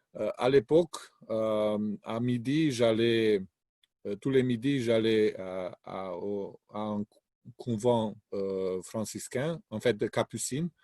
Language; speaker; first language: French; non-native, fluent; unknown